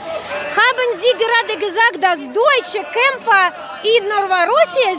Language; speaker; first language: German; non-native, fluent; Russian